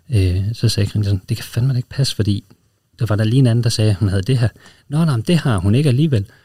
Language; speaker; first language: Danish; native; Danish